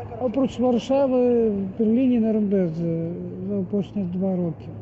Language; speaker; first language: Polish; non-native, learner; Russian